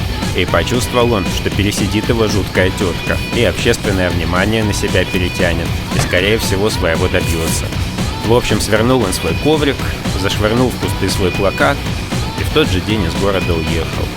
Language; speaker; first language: Russian; native; Russian